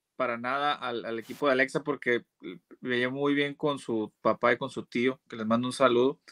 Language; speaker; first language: Spanish; native; Spanish